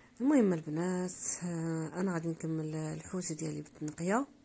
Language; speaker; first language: Arabic; native; Arabic